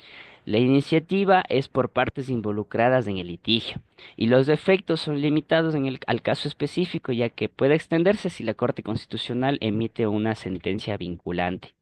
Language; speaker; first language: Spanish; native; Spanish